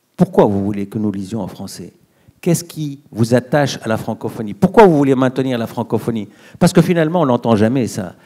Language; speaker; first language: French; non-native, local second language; Arabic